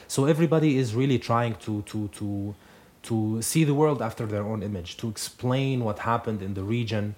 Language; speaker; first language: English; non-native, fluent; Arabic